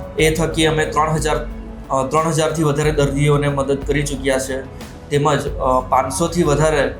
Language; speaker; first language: Gujarati; non-native, local second language; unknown